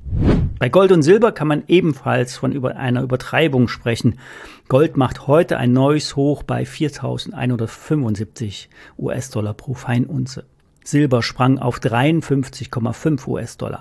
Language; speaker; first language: German; native; German